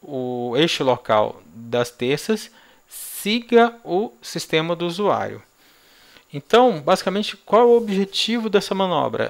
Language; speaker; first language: Portuguese; native; Portuguese